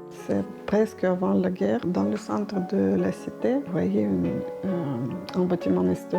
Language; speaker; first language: French; non-native, learner; Ukrainian